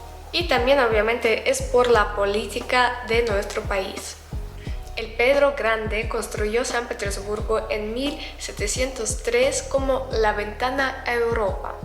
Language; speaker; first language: Spanish; non-native, fluent; Russian